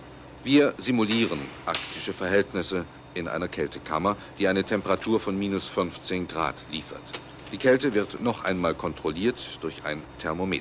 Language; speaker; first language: German; native; German